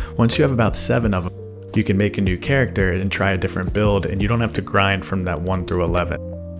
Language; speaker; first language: English; native; English